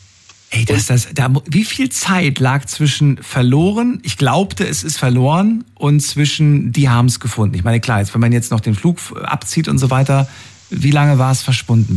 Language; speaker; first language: German; native; German